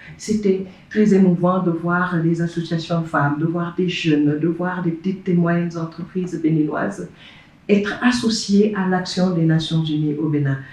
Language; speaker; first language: French; non-native, local second language; Wolof